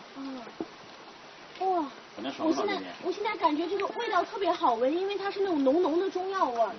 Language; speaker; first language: Chinese; native; Chinese